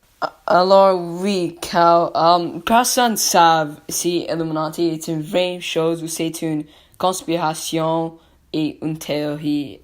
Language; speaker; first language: French; non-native, learner; English